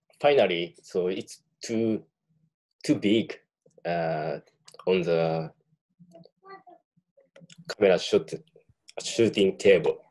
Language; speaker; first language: English; non-native, learner; Japanese